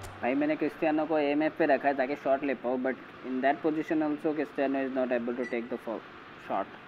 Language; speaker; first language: English; non-native, local second language; Bangla